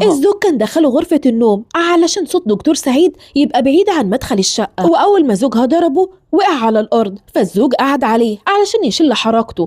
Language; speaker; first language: Arabic; native; Arabic